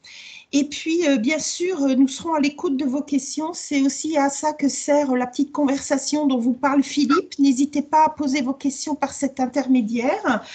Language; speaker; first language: French; native; French